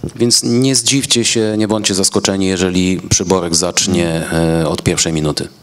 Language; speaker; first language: Polish; native; Polish